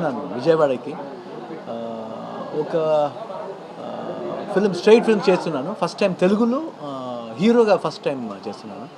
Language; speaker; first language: Telugu; non-native, learner; Kannada